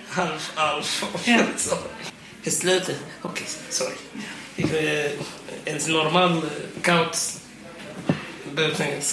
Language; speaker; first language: Dutch; non-native, learner; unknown